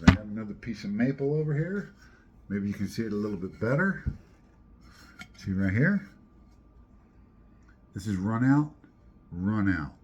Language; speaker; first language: English; native; English